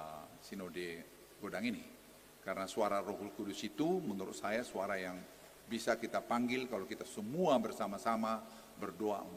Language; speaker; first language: Indonesian; native; Indonesian